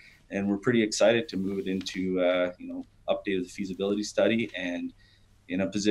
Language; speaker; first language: English; native; English